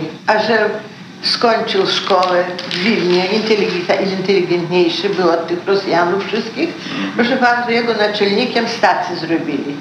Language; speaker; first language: Polish; early bilingual, heritage; Polish